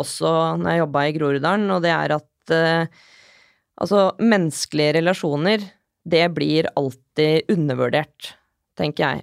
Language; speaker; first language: Norwegian; early bilingual, other home language; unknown